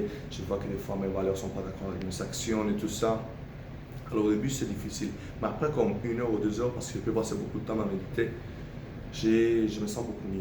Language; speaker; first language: French; non-native, fluent; Spanish